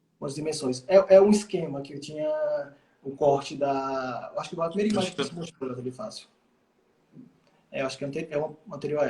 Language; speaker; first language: Portuguese; native; Portuguese